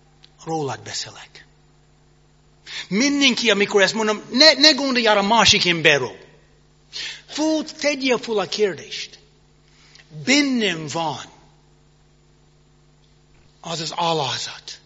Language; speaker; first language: Hungarian; non-native, fluent; English